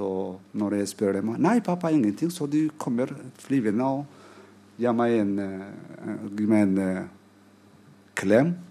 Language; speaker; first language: Norwegian; non-native, fluent; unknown